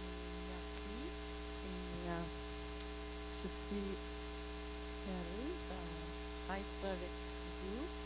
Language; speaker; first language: French; non-native, learner; English